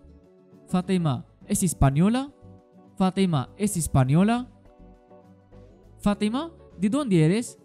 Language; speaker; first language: Spanish; non-native, fluent; Arabic